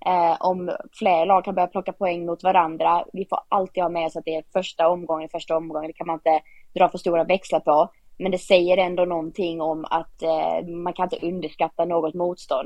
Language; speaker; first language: Swedish; native; Swedish